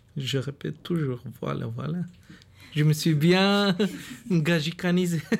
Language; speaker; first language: French; non-native, fluent; Bulgarian